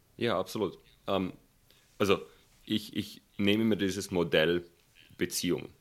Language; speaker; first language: German; early bilingual, other home language; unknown